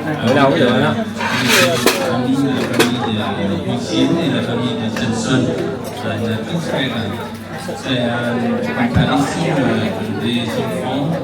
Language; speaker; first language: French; non-native, fluent; Vietnamese